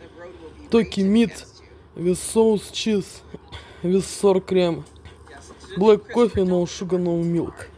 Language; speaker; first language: English; non-native, learner; Russian